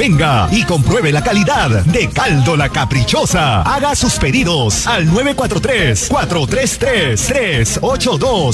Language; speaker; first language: Spanish; native; Spanish